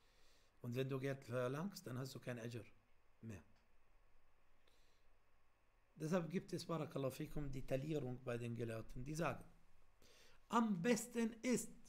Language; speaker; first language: German; non-native, fluent; Arabic